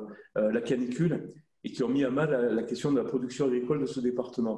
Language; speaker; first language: French; native; French